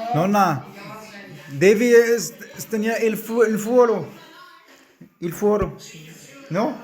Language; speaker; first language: Italian; non-native, learner; French